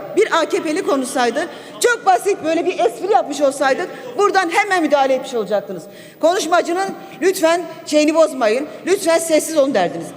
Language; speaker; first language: Turkish; non-native, local second language; Kurdish